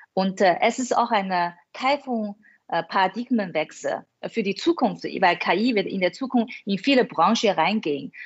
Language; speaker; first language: German; non-native, fluent; Chinese